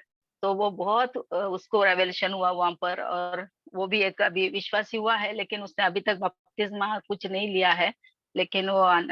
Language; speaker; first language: Hindi; non-native, local second language; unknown